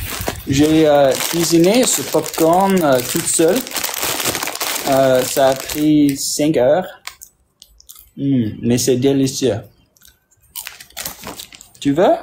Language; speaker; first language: French; non-native, learner; English